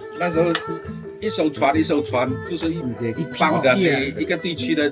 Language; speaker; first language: Chinese; native; Chinese